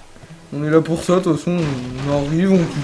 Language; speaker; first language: French; native; French